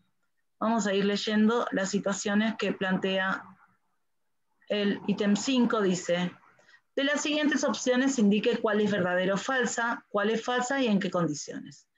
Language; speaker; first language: Spanish; native; Spanish